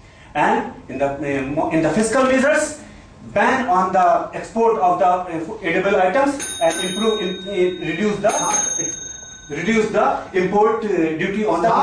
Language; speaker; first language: English; non-native, local second language; Hindi